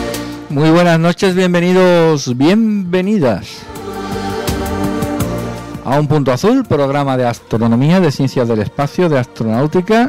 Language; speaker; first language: Spanish; native; Spanish